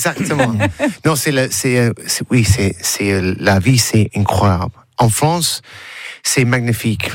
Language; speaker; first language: French; non-native, learner; English